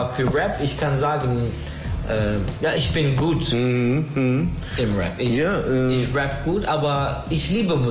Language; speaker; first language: German; non-native, learner; Turkish